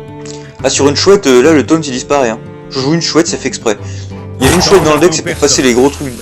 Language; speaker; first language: French; native; French